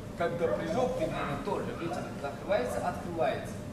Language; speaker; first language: Russian; non-native, learner; Chinese